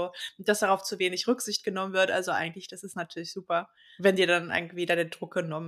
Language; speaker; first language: German; native; German